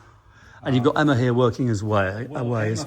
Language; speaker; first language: English; native; English